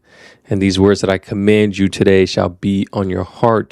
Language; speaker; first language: English; native; English